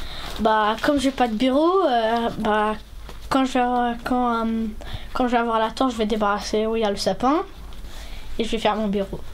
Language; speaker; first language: French; early bilingual, other home language; Romanian